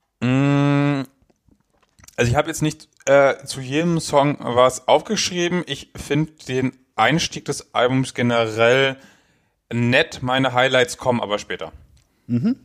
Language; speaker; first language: German; native; German